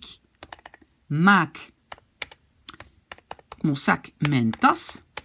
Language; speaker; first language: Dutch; non-native, fluent; French